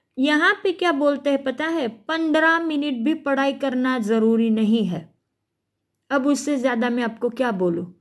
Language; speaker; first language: Hindi; non-native, local second language; Gujarati